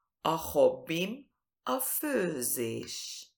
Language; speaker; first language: Hungarian; early bilingual, heritage; Spanish